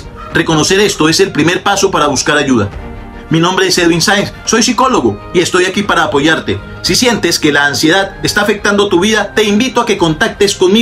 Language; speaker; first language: Spanish; native; Spanish